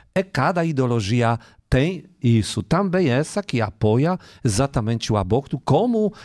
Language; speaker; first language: Portuguese; non-native, fluent; Polish